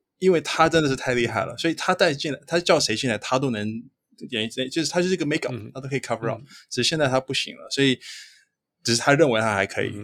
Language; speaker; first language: Chinese; early bilingual, heritage; Chinese